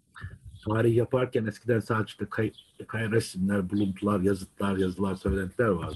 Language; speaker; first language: Turkish; native; Turkish